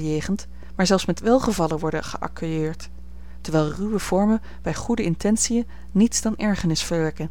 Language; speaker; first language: Dutch; native; Dutch